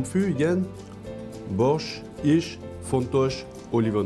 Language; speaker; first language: Hungarian; non-native, learner; French